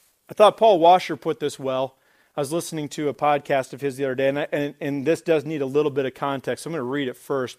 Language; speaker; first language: English; native; English